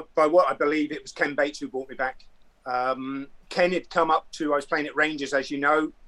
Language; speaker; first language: English; native; English